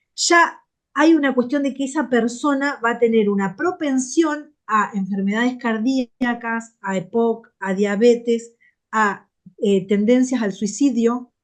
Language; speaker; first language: Spanish; native; Spanish